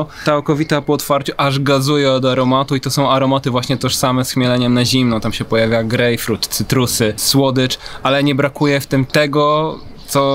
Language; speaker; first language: Polish; native; Polish